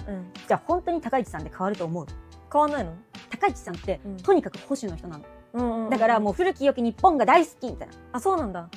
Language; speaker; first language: Japanese; native; Japanese